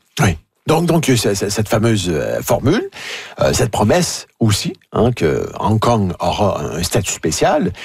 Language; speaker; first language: French; native; French